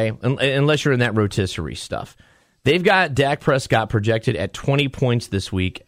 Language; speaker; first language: English; native; English